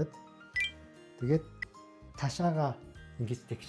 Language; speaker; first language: Mongolian; non-native, fluent; Japanese